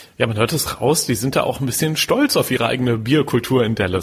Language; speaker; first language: German; native; German